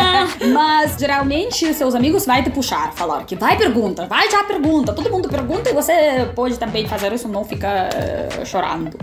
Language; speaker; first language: Portuguese; non-native, fluent; Russian